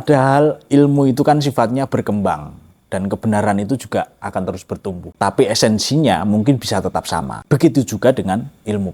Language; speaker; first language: Indonesian; native; Indonesian